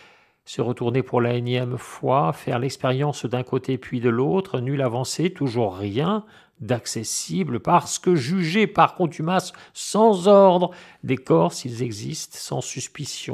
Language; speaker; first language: French; native; French